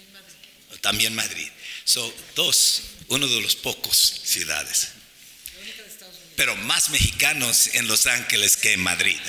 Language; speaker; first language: Spanish; non-native, fluent; English